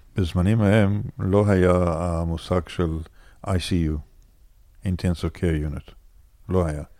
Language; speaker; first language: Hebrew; non-native, fluent; English